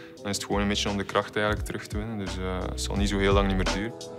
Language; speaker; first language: Dutch; native; Dutch